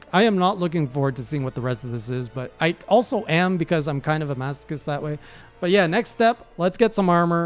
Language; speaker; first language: English; native; English